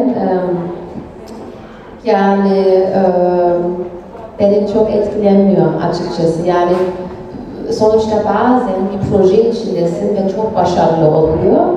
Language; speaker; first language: Turkish; non-native, fluent; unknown